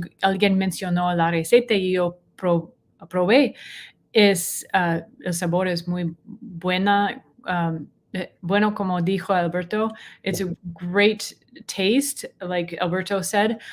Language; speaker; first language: Spanish; non-native, learner; English